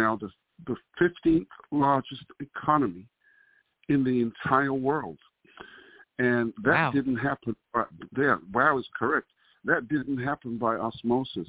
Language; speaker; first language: English; native; English